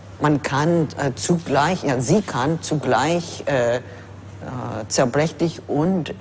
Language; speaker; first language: German; non-native, fluent; English